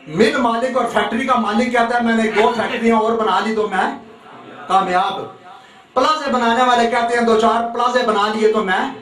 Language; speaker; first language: Urdu; non-native, local second language; Punjabi